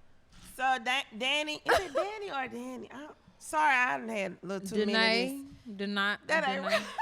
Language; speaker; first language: English; native; English